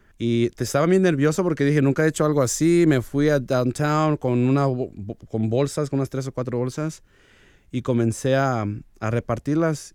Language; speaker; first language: Spanish; early bilingual, heritage; Spanish